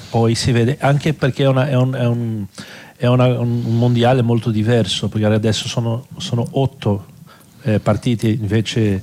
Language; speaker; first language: Italian; non-native, fluent; Portuguese